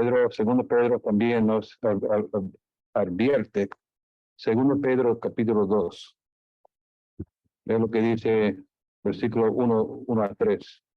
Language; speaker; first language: Spanish; non-native, fluent; English